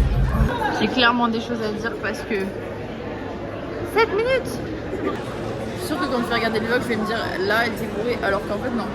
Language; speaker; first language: French; native; French